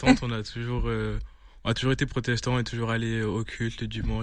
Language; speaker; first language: French; native; French